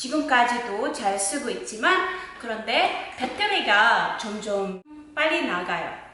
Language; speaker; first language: Korean; non-native, fluent; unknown